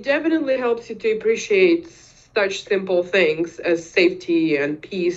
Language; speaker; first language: English; non-native, fluent; Ukrainian